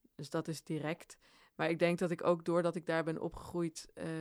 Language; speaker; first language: Dutch; early bilingual, other home language; Swedish